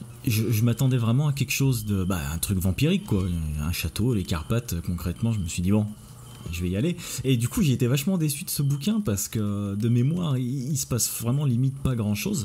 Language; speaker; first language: French; native; French